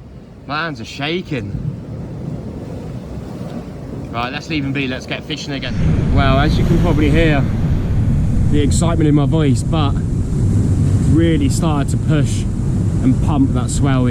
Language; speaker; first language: English; native; English